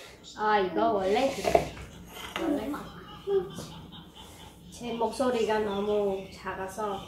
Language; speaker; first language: Korean; non-native, fluent; Khmer